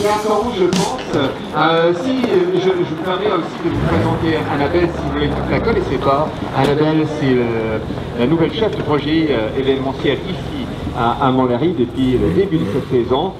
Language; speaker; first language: French; native; French